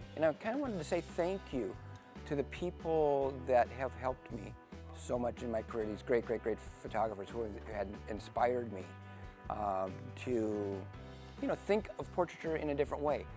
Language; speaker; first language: English; native; English